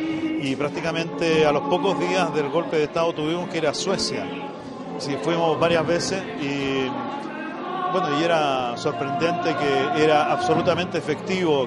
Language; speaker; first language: Spanish; native; Spanish